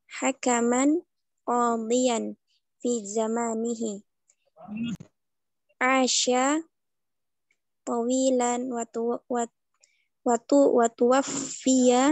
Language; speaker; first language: Arabic; non-native, learner; Indonesian